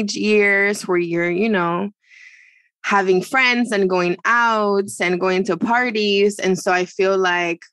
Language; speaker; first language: English; non-native, fluent; Spanish